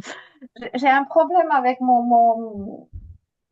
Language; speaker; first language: French; non-native, fluent; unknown